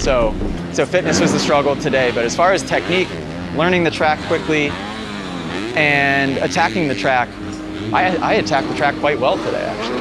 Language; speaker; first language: English; native; English